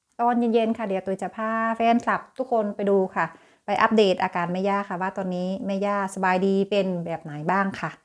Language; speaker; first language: Thai; native; Thai